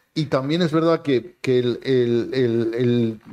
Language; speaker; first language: Spanish; native; Spanish